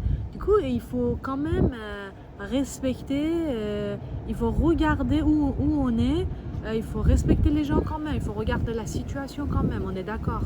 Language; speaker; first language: French; non-native, fluent; Persian